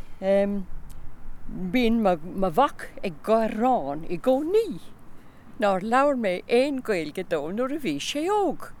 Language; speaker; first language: Irish; non-native, local second language; English